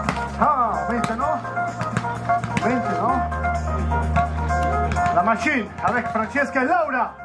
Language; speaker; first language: French; non-native, learner; Italian